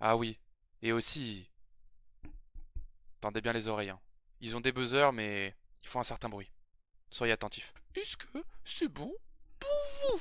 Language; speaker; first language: French; native; French